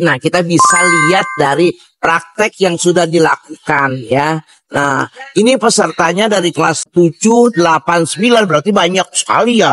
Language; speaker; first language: Indonesian; native; Indonesian